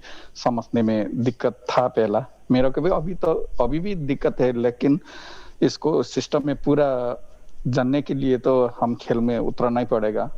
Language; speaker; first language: Hindi; non-native, learner; Nepali